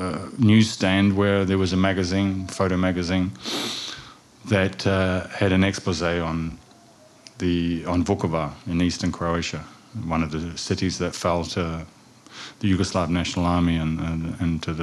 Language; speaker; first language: English; native; English